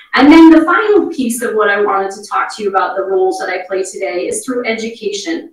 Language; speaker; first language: English; native; English